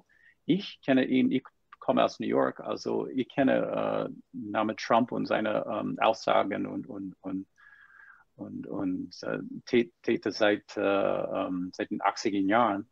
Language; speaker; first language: German; non-native, fluent; English